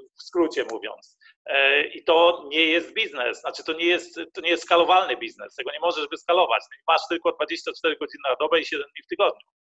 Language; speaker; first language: Polish; early bilingual, heritage; Polish